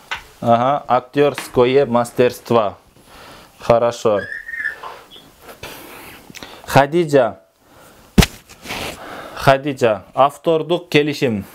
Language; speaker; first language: Russian; non-native, local second language; Kyrgyz